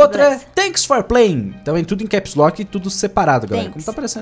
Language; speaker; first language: Portuguese; native; Portuguese